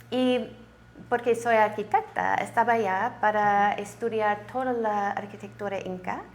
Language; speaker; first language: Spanish; non-native, learner; English